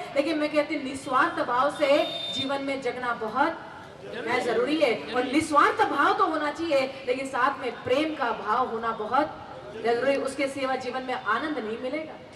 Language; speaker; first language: Hindi; non-native, local second language; Marathi